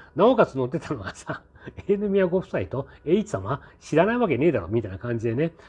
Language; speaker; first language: Japanese; native; Japanese